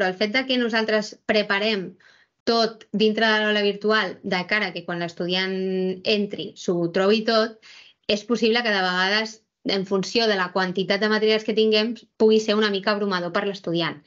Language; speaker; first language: Catalan; native; Catalan